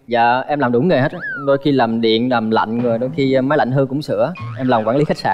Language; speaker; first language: Vietnamese; native; Vietnamese